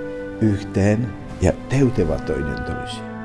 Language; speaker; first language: Finnish; non-native, fluent; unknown